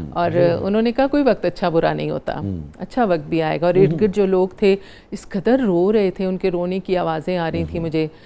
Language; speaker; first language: Urdu; non-native, local second language; Punjabi